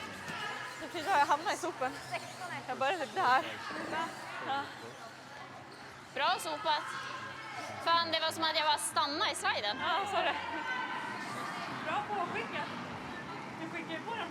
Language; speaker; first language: Swedish; native; Swedish